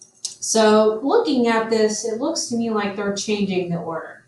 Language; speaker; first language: English; native; English